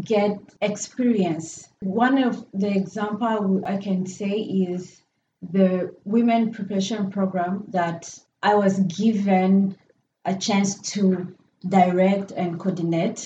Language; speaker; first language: English; non-native, local second language; Kinyarwanda